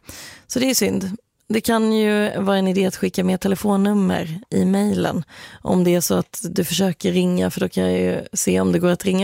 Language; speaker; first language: Swedish; native; Swedish